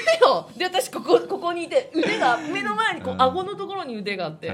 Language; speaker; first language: Japanese; native; Japanese